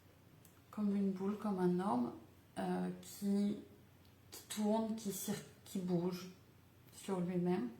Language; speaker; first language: French; native; French